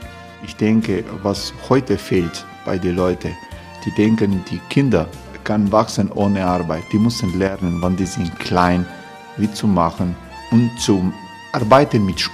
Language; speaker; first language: German; non-native, fluent; Croatian